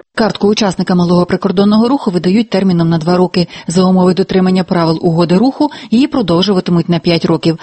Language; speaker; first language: Ukrainian; native; Ukrainian